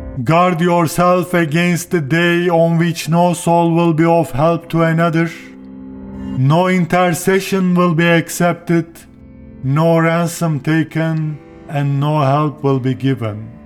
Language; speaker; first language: English; non-native, fluent; Turkish